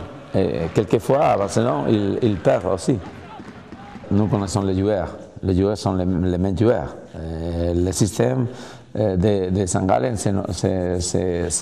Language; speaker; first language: French; non-native, learner; Spanish